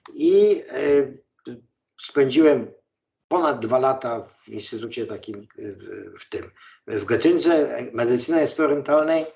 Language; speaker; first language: Polish; native; Polish